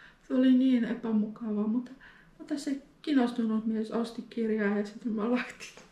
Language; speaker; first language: Finnish; non-native, fluent; Polish